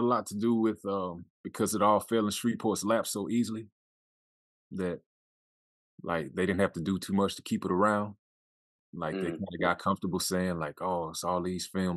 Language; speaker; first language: English; native; English